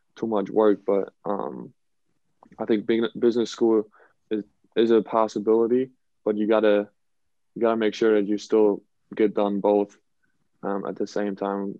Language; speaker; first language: English; non-native, fluent; German